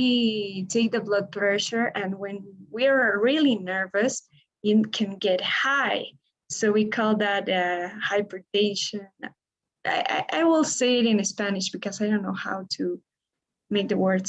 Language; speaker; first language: English; non-native, learner; Spanish